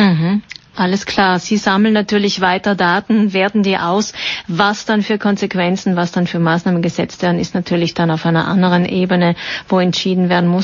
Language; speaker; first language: German; native; German